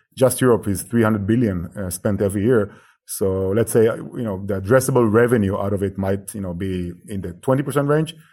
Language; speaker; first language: English; non-native, fluent; Hebrew